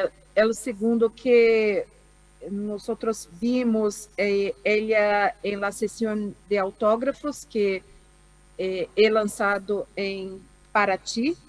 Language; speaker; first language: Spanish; non-native, learner; Portuguese